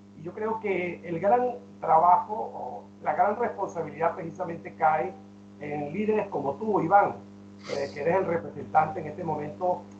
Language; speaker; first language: Spanish; native; Spanish